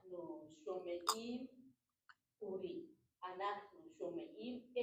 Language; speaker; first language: Hebrew; non-native, learner; English